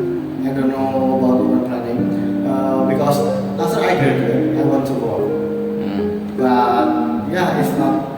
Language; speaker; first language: English; non-native, learner; Indonesian